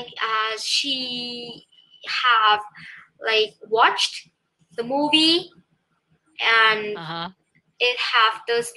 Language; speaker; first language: English; non-native, learner; Vietnamese